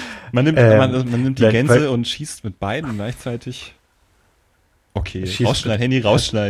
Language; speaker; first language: German; native; German